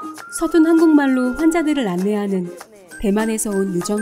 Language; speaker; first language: Korean; native; Korean